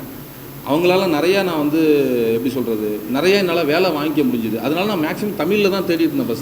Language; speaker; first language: Tamil; native; Tamil